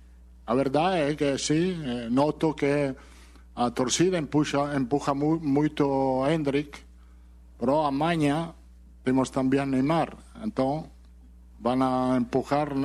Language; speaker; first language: Portuguese; non-native, learner; Italian